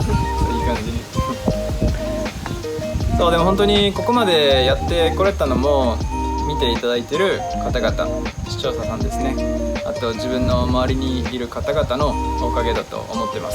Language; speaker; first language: Japanese; native; Japanese